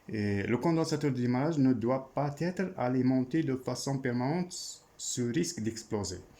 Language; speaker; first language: French; non-native, local second language; Arabic